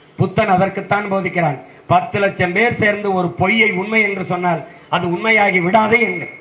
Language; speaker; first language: Tamil; native; Tamil